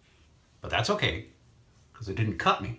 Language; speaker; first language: English; native; English